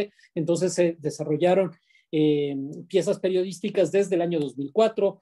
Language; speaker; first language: Spanish; native; Spanish